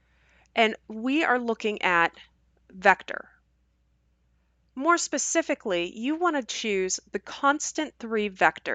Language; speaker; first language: English; native; English